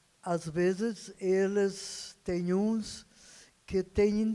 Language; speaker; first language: Portuguese; non-native, fluent; Hungarian